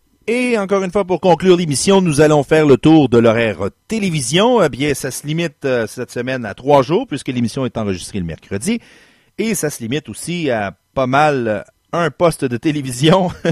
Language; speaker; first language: French; native; French